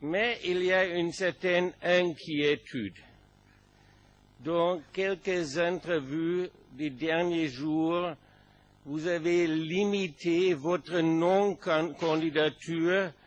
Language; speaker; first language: French; non-native, fluent; German